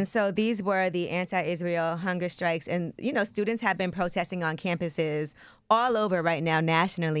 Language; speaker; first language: English; native; English